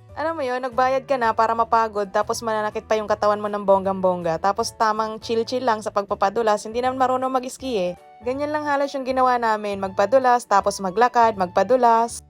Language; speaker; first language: Filipino; native; Filipino